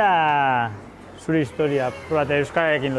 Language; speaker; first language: Basque; native; Basque